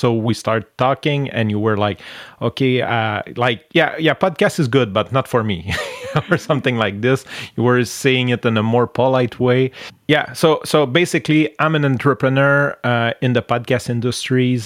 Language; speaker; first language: English; non-native, fluent; French